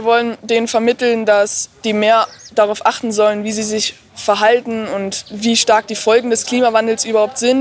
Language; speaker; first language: German; native; German